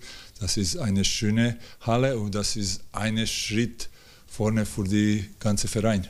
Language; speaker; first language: German; non-native, learner; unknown